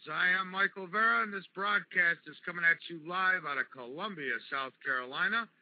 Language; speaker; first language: English; native; English